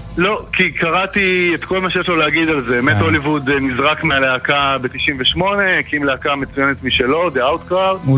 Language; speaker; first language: Hebrew; native; Hebrew